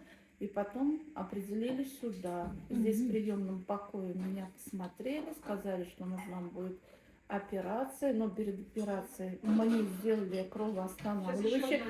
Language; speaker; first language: Russian; native; Russian